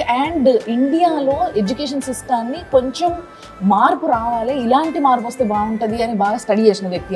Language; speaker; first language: Telugu; native; Telugu